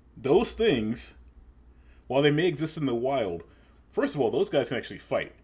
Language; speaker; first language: English; native; English